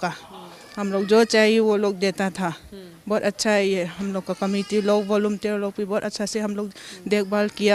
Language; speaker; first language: Hindi; non-native, local second language; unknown